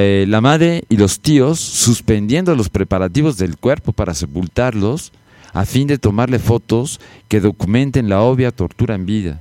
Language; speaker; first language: Spanish; native; Spanish